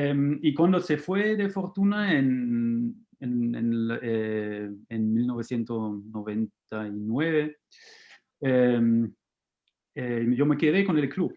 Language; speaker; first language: Spanish; non-native, fluent; German